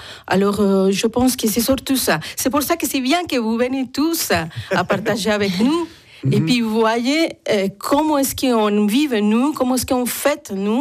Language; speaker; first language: French; non-native, fluent; Spanish